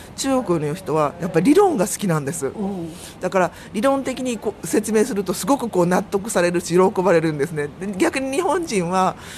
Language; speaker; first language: Japanese; native; Japanese